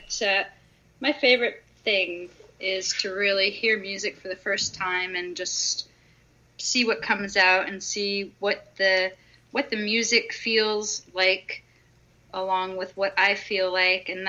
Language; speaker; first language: English; native; English